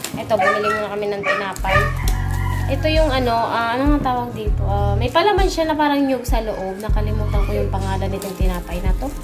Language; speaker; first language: Filipino; non-native, local second language; Bikol